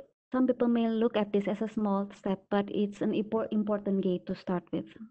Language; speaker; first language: English; non-native, fluent; Indonesian